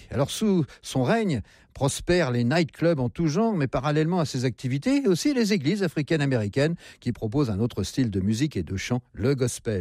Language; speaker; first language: French; native; French